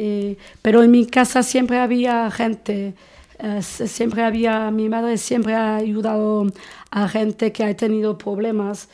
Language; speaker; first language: Spanish; non-native, fluent; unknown